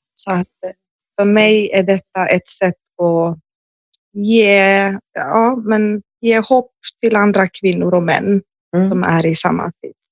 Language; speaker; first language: Swedish; early bilingual, other home language; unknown